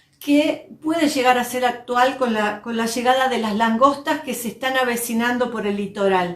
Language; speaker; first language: Spanish; native; Spanish